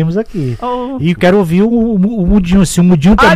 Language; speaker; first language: Portuguese; native; Portuguese